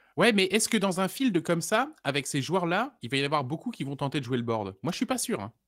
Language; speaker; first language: French; native; French